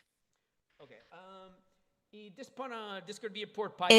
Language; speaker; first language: Spanish; non-native, fluent; English